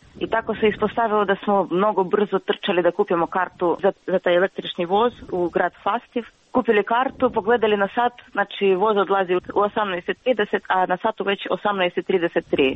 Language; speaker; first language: Serbian; non-native, fluent; Ukrainian